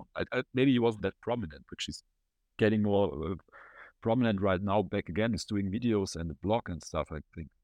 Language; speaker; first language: English; non-native, fluent; German